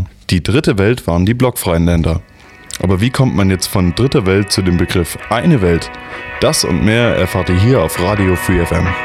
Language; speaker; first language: German; native; German